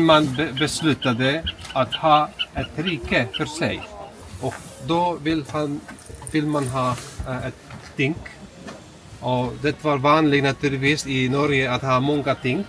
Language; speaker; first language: Swedish; non-native, fluent; Icelandic